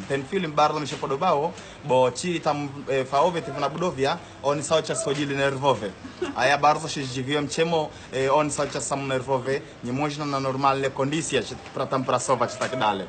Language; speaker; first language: Polish; non-native, learner; Swahili